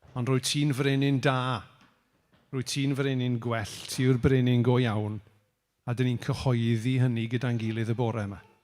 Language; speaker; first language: Welsh; native; Welsh